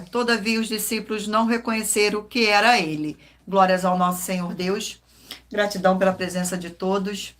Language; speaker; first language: Portuguese; native; Portuguese